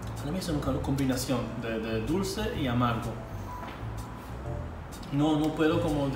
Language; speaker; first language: Spanish; non-native, fluent; Hebrew